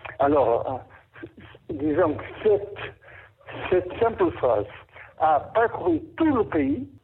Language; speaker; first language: French; non-native, fluent; Portuguese